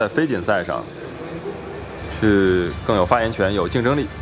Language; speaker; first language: Chinese; native; Chinese